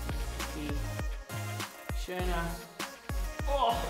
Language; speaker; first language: German; non-native, learner; English